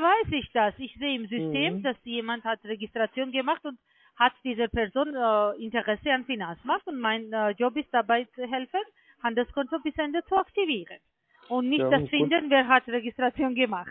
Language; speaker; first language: German; non-native, learner; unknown